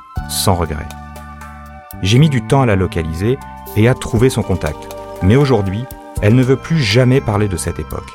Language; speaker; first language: French; native; French